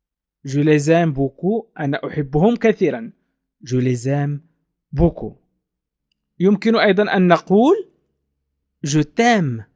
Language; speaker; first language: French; non-native, fluent; Arabic